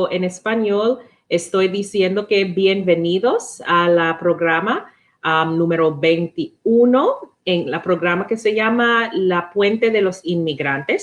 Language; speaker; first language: Spanish; non-native, learner; English